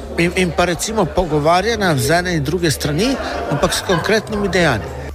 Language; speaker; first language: Slovenian; non-native, local second language; Romany